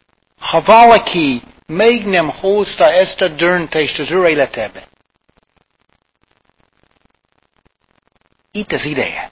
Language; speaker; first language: Hungarian; non-native, fluent; English